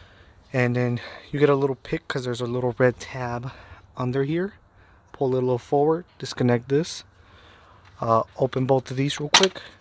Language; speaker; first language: English; native; English